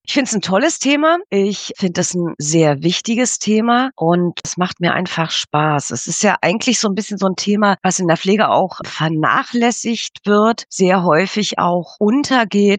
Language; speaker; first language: German; native; German